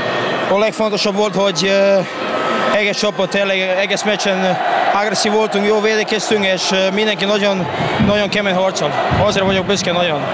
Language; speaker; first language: Hungarian; non-native, learner; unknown